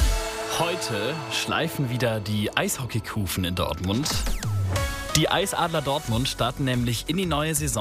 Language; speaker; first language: German; native; German